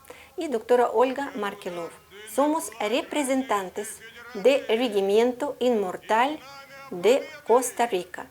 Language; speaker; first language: Spanish; non-native, fluent; Russian